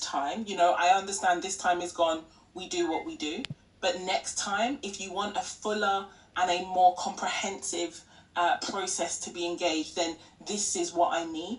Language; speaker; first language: English; non-native, local second language; Yoruba